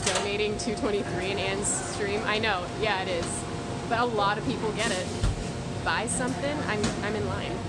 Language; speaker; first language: English; non-native, fluent; Dutch